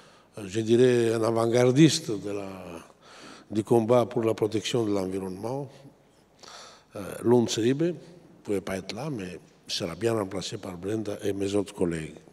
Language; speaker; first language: French; non-native, fluent; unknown